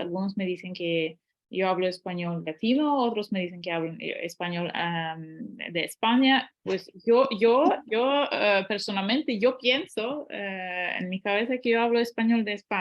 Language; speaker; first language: Spanish; non-native, fluent; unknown